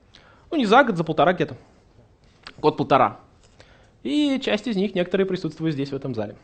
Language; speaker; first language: Russian; native; Russian